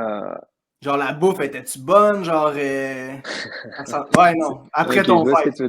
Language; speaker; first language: French; native; French